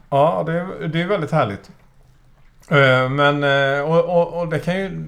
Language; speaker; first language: Swedish; native; Swedish